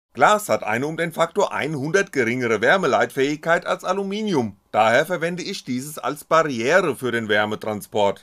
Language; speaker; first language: German; native; German